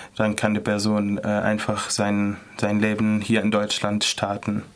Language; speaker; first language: German; non-native, fluent; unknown